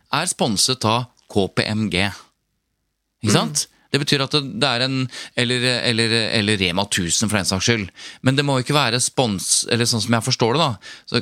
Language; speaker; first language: Norwegian; native; Norwegian